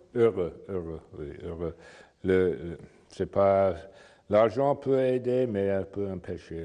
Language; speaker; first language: French; non-native, fluent; English